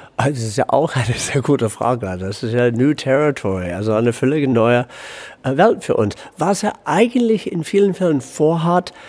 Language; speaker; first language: German; non-native, fluent; English